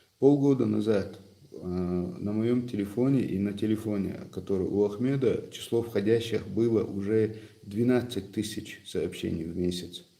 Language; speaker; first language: Russian; non-native, local second language; Chechen